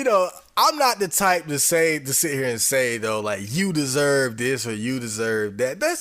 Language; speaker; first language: English; native; English